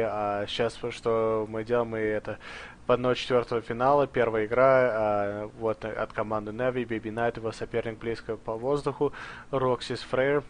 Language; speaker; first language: Russian; early bilingual, heritage; Russian